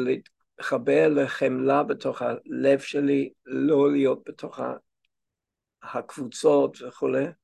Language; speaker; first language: Hebrew; non-native, fluent; English